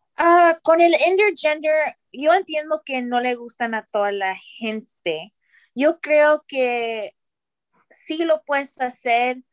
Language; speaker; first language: Spanish; early bilingual, heritage; Spanish